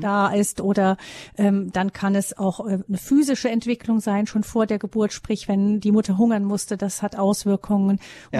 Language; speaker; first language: German; native; German